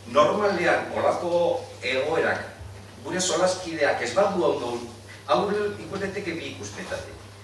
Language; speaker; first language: Basque; non-native, fluent; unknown